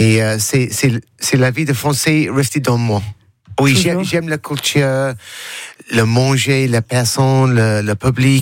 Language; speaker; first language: French; non-native, learner; English